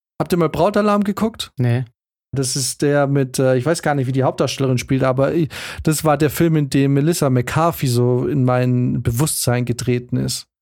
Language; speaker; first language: German; early bilingual, other home language; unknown